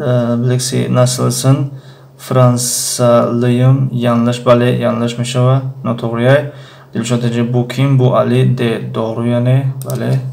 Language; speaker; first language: Turkish; non-native, fluent; Tajik